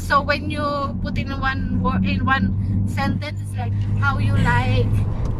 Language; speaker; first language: English; non-native, local second language; Filipino